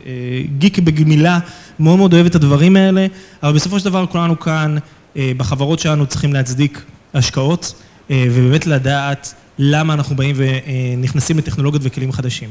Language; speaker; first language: Hebrew; native; Hebrew